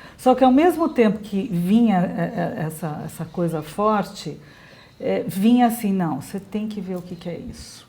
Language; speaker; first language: Portuguese; native; Portuguese